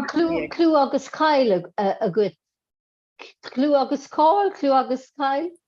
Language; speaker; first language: Irish; non-native, local second language; English